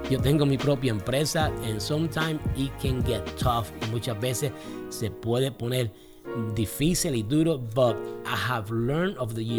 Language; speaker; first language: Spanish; early bilingual, heritage; Spanish